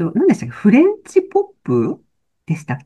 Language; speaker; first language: Japanese; native; Japanese